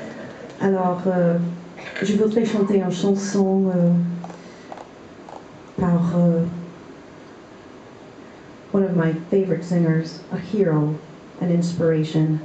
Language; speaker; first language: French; non-native, learner; English